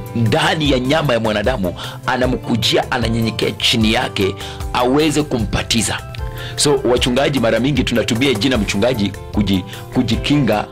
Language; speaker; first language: Swahili; non-native, local second language; Luyia